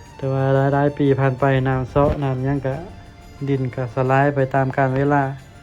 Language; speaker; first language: Lao; native; Lao